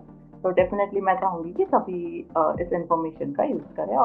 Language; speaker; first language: Hindi; native; Hindi